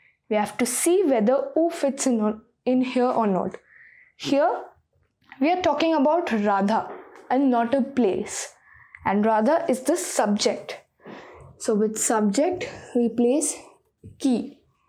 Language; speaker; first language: English; non-native, local second language; Hindi